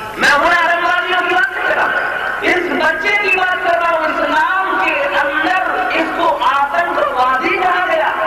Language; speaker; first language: Urdu; native; Urdu